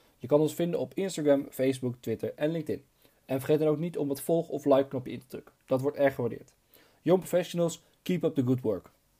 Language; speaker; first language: Dutch; native; Dutch